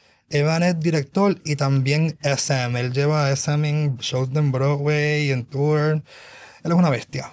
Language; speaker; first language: Spanish; native; Spanish